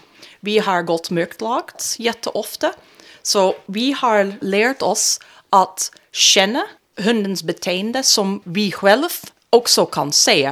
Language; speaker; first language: Swedish; non-native, fluent; English